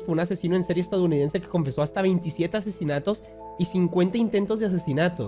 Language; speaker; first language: Spanish; native; Spanish